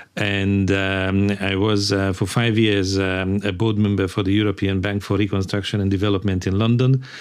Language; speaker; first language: English; non-native, fluent; Hungarian